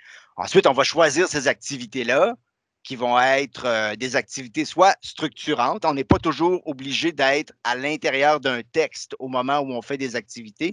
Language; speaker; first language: French; native; French